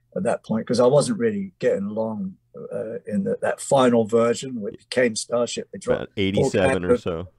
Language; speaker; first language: English; native; English